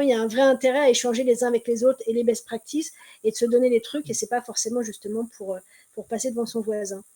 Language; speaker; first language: French; native; French